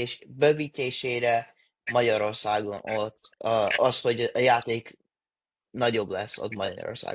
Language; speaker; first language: Hungarian; early bilingual, heritage; English